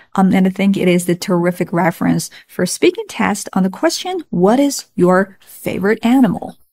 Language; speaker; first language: English; non-native, fluent; Chinese